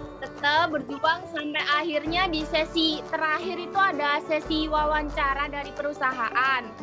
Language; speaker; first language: Indonesian; non-native, local second language; Madurese